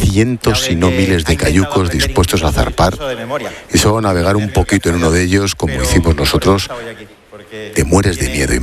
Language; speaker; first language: Spanish; native; Spanish